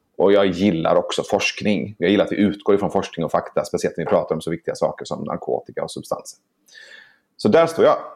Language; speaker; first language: Swedish; early bilingual, other home language; Persian